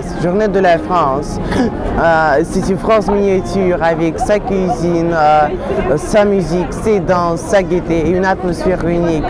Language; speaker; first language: French; non-native, learner; Russian